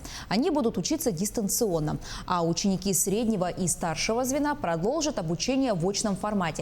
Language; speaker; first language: Russian; native; Russian